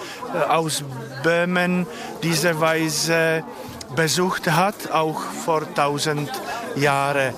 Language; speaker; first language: German; non-native, fluent; Czech